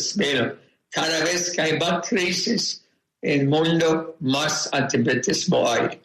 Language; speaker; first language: Spanish; non-native, fluent; German